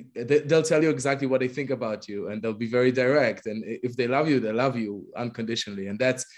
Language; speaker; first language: English; non-native, fluent; Hebrew